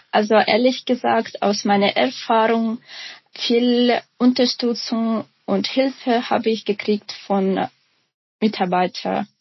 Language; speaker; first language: German; non-native, fluent; Ukrainian